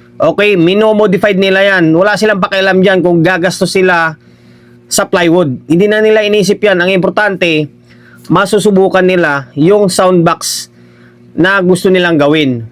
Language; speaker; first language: Filipino; non-native, local second language; Hiligaynon